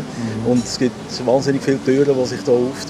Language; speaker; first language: German; native; German